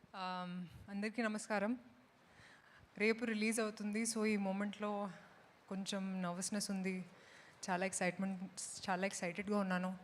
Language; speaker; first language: Telugu; non-native, fluent; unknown